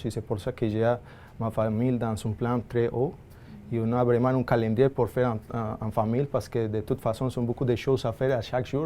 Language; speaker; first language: French; non-native, fluent; Spanish